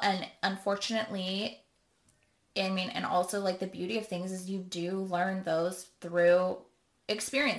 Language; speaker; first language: English; native; English